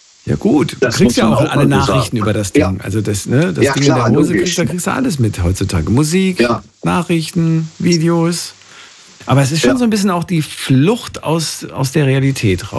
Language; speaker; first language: German; native; German